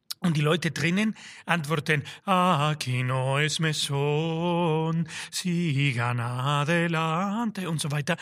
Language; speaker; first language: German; non-native, fluent; Spanish